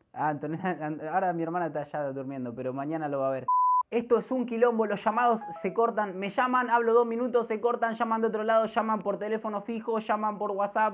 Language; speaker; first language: Spanish; native; Spanish